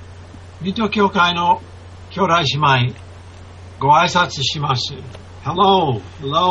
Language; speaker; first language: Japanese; non-native, fluent; English